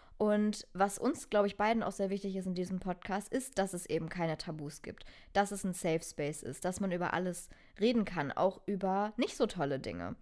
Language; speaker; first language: German; native; German